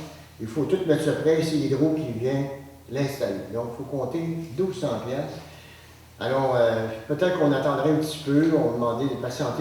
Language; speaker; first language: French; native; French